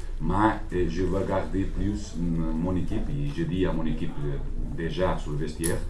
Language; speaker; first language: French; non-native, learner; Portuguese